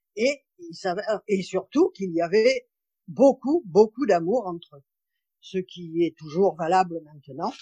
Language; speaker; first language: French; native; French